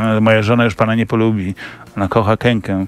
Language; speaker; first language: Polish; native; Polish